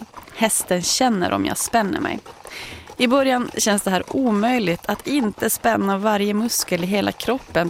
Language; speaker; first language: Swedish; native; Swedish